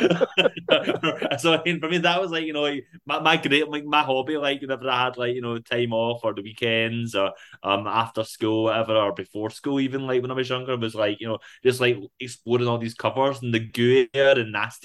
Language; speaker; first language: English; native; English